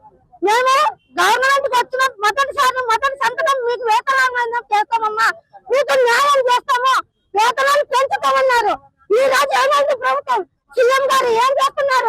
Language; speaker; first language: Telugu; native; Telugu